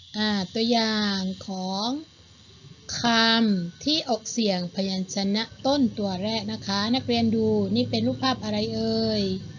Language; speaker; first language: Thai; non-native, local second language; Malay